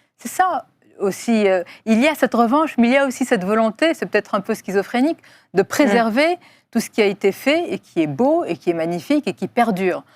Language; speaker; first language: French; non-native, local second language; Arabic